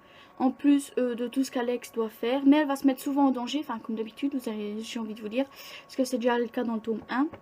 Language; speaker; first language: French; native; French